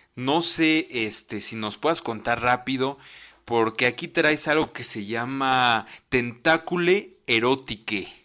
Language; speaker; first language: Spanish; native; Spanish